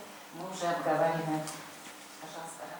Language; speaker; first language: Russian; native; Russian